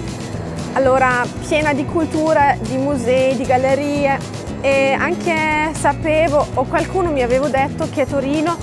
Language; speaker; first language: Italian; non-native, fluent; German